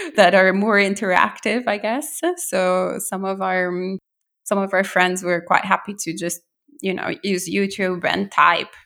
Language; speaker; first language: English; non-native, fluent; Italian